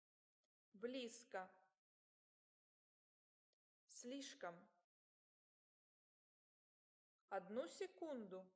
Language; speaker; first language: Russian; non-native, learner; English